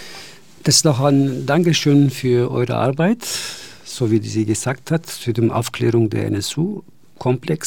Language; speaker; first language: German; non-native, fluent; Turkish